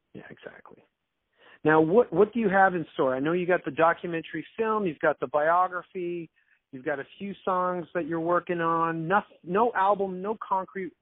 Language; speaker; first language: English; native; English